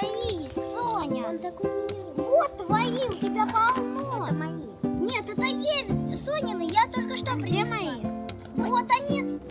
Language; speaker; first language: Russian; native; Russian